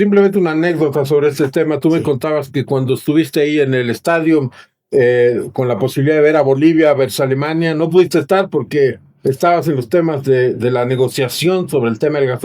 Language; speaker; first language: Spanish; native; Spanish